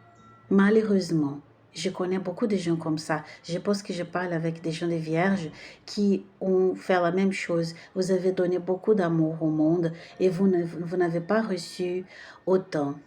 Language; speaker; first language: French; non-native, fluent; Portuguese